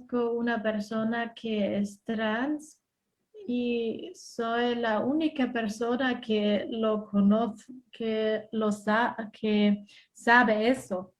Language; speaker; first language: Spanish; non-native, learner; German